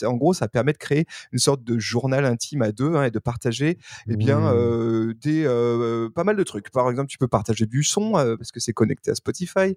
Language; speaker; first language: French; native; French